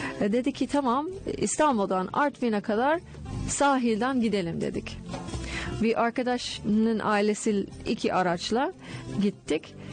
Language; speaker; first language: Turkish; non-native, fluent; English